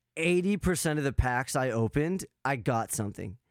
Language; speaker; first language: English; native; English